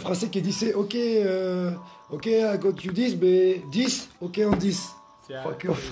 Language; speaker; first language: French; non-native, learner; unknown